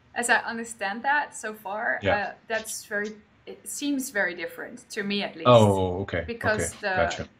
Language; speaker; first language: English; non-native, fluent; Dutch